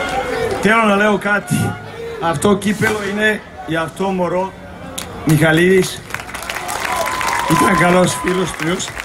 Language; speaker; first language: Greek; non-native, learner; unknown